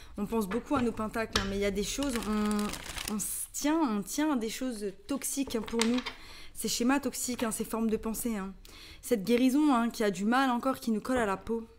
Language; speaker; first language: French; native; French